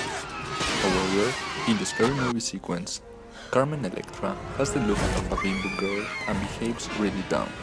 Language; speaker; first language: English; non-native, fluent; Spanish